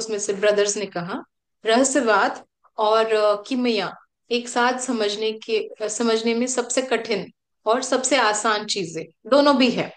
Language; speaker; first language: Hindi; native; Hindi